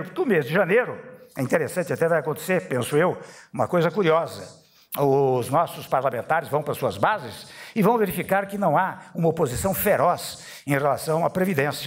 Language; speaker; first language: Portuguese; native; Portuguese